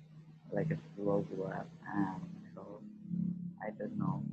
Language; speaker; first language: English; non-native, learner; Indonesian